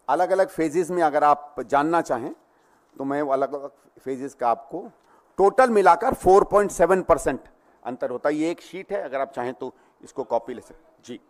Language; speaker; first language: Hindi; native; Hindi